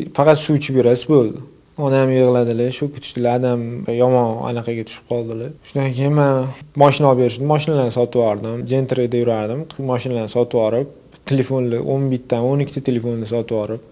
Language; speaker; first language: Uzbek; native; Uzbek